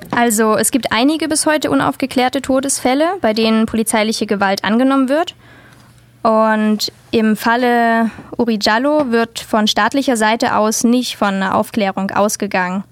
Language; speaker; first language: German; native; German